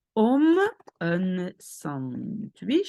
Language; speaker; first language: Dutch; non-native, fluent; French